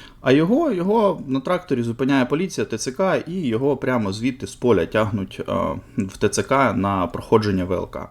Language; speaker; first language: Ukrainian; native; Ukrainian